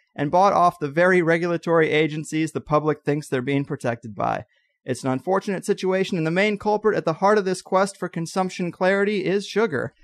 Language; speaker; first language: English; native; English